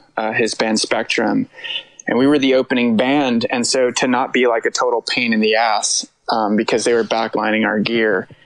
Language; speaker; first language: English; native; English